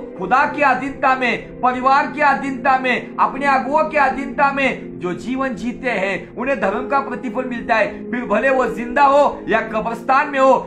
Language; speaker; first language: Hindi; non-native, local second language; Marathi